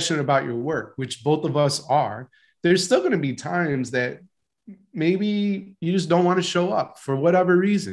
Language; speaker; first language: English; native; English